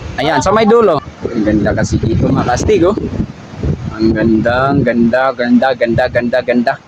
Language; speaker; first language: Filipino; non-native, local second language; Cebuano